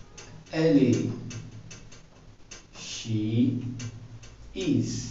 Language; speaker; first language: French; non-native, fluent; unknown